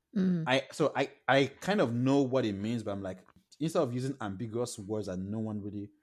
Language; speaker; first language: English; non-native, local second language; Yoruba